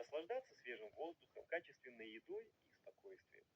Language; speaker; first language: Russian; native; Russian